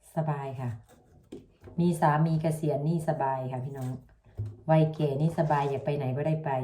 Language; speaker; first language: Thai; native; Thai